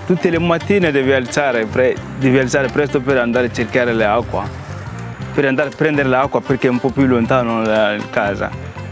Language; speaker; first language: Italian; non-native, learner; Bambara